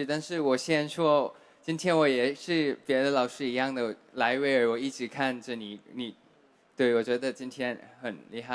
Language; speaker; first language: Chinese; non-native, fluent; Thai